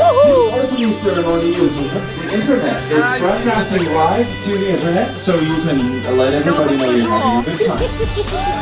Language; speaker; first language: English; non-native, fluent; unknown